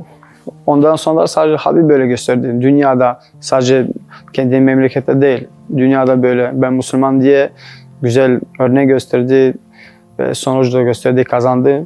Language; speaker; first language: Turkish; non-native, learner; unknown